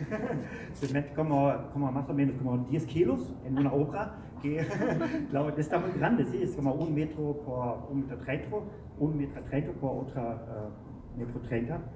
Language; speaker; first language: Spanish; non-native, learner; German